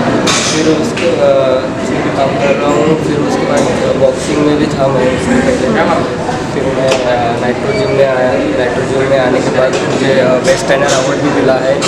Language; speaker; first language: Hindi; non-native, local second language; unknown